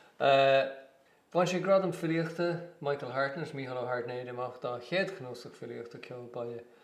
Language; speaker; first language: Irish; native; Irish